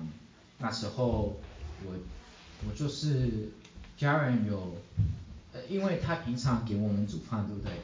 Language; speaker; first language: Chinese; early bilingual, heritage; English